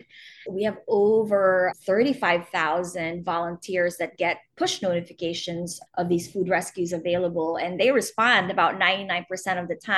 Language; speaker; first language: English; non-native, local second language; Filipino